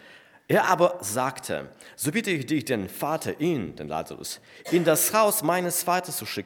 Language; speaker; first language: German; non-native, fluent; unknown